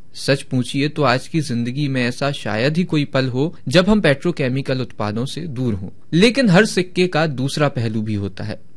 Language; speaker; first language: Hindi; native; Hindi